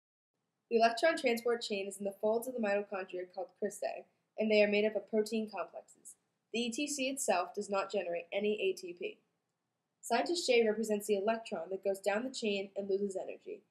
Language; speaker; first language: English; native; English